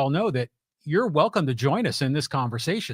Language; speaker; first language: English; native; English